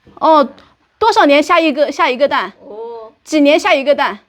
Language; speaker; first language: Chinese; native; Chinese